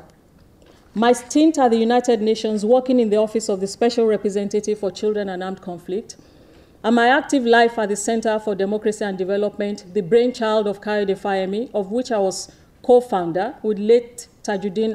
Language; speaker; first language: English; non-native, local second language; Yoruba